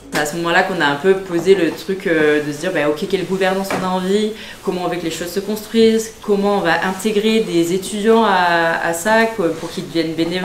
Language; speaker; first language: French; native; French